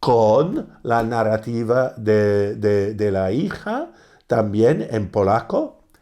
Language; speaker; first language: Spanish; non-native, fluent; English